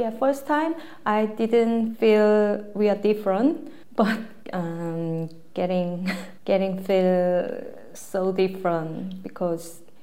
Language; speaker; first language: English; non-native, learner; Korean